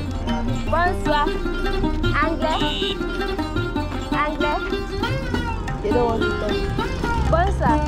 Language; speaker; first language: French; non-native, learner; English